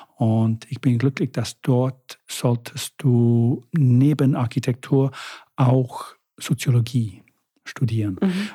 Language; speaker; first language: German; non-native, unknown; English